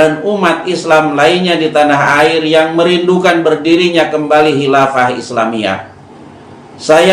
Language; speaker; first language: Indonesian; native; Indonesian